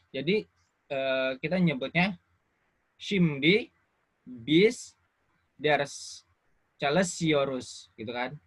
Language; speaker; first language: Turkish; non-native, fluent; Indonesian